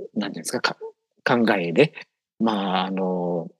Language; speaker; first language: Japanese; non-native, fluent; English